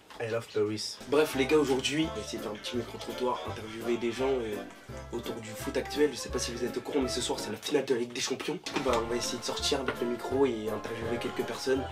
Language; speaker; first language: French; native; French